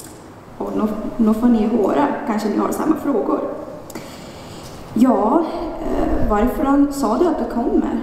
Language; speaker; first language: Swedish; non-native, fluent; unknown